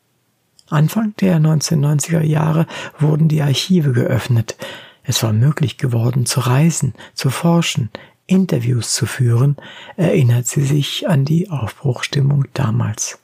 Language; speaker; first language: German; native; German